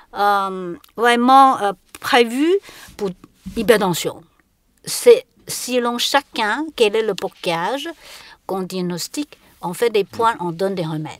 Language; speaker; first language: French; non-native, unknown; Chinese